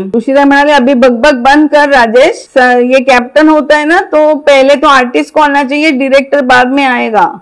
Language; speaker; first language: Hindi; non-native, local second language; Marathi